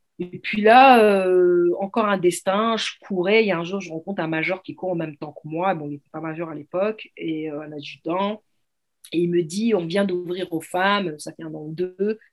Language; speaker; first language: French; early bilingual, other home language; Arabic